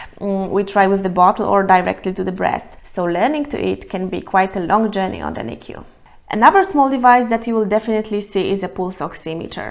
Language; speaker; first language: English; non-native, fluent; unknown